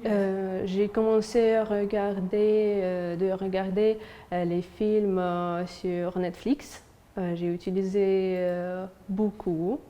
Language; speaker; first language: French; non-native, fluent; Russian